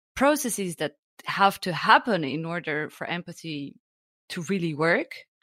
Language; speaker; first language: English; non-native, fluent; Slovenian